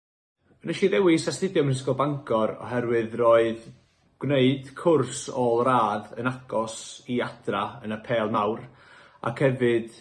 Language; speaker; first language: Welsh; native; Welsh